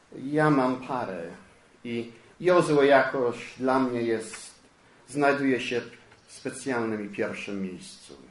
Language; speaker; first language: Polish; early bilingual, heritage; Polish